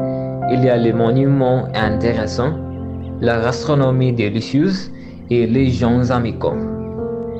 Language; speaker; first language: French; non-native, learner; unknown